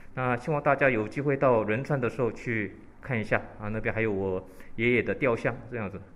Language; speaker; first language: Chinese; early bilingual, heritage; Chinese